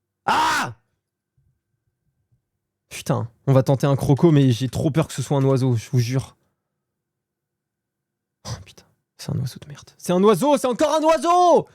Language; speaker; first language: French; native; French